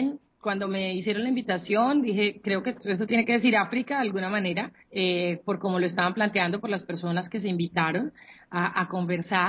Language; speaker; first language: Spanish; native; Spanish